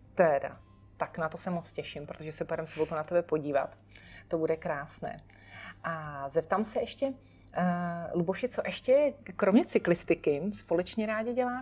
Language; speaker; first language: Czech; native; Czech